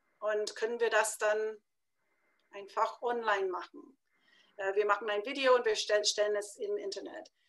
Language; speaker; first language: German; non-native, fluent; English